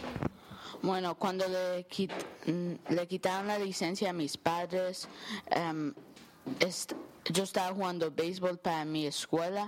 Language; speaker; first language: Spanish; early bilingual, heritage; Spanish